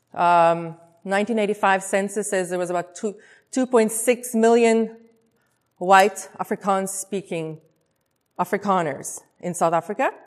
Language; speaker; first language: English; non-native, local second language; Afrikaans